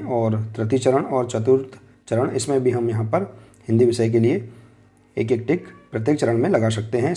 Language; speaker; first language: Hindi; native; Hindi